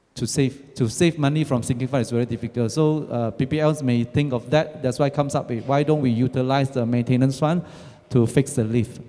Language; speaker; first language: English; non-native, local second language; Chinese